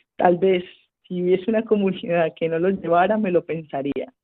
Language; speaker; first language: Spanish; native; Spanish